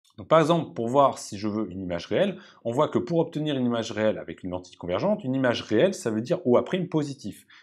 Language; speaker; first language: French; native; French